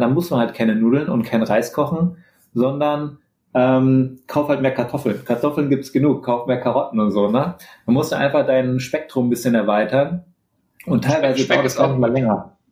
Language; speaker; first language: German; native; German